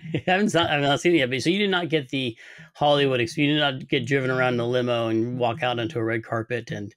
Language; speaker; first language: English; native; English